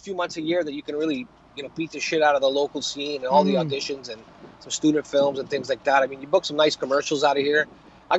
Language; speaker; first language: English; native; English